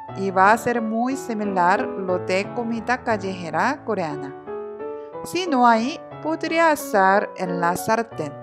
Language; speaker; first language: Spanish; non-native, learner; Korean